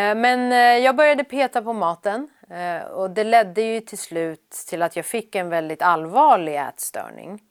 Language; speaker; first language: Swedish; early bilingual, other home language; Persian